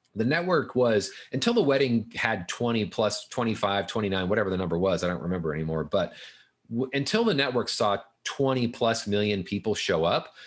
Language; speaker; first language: English; native; English